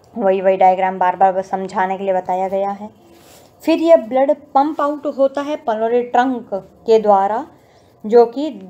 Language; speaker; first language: Hindi; native; Hindi